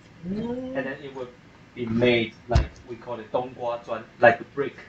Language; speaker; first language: English; non-native, fluent; Chinese